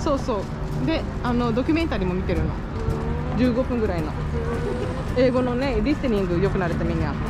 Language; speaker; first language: Japanese; non-native, fluent; Portuguese